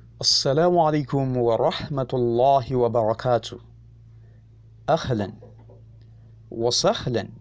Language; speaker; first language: Arabic; non-native, fluent; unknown